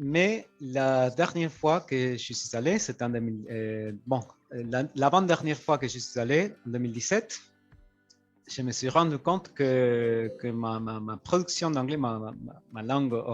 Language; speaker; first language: French; non-native, fluent; Spanish